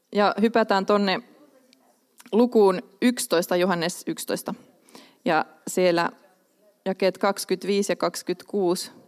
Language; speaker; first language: Finnish; non-native, local second language; Swedish